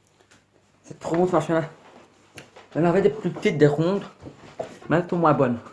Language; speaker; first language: French; native; French